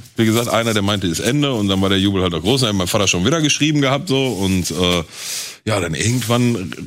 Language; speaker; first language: German; native; German